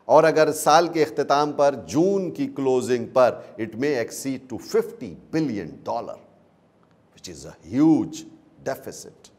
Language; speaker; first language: Urdu; native; Urdu